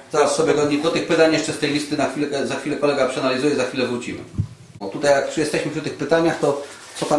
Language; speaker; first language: Polish; native; Polish